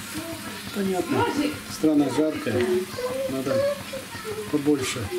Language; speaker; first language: Russian; native; Russian